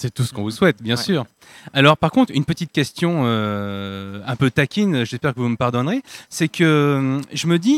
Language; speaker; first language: French; native; French